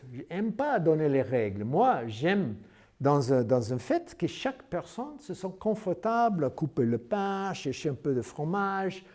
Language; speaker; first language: French; non-native, learner; English